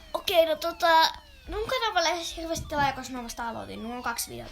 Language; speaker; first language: Finnish; native; Finnish